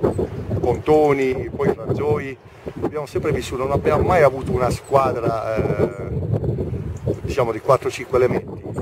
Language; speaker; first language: Italian; native; Italian